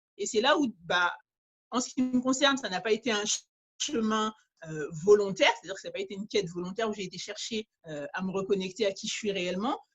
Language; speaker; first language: French; early bilingual, other home language; Bambara